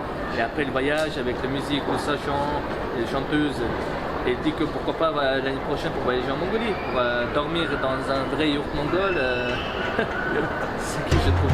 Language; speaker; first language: French; non-native, fluent; Mongolian